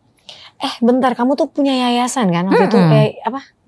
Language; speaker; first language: Indonesian; native; Indonesian